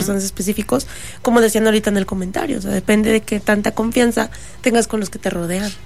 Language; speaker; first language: Spanish; native; Spanish